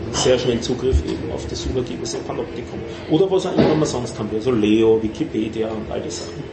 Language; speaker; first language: German; native; German